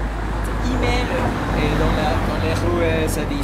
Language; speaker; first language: French; non-native, fluent; English